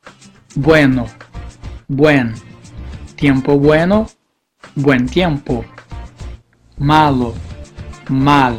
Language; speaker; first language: Spanish; non-native, fluent; Portuguese